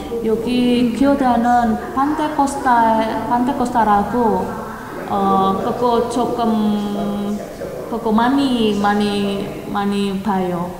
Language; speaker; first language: Korean; non-native, learner; Indonesian